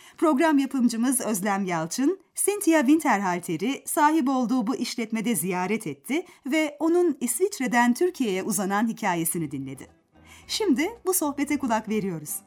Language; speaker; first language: Turkish; native; Turkish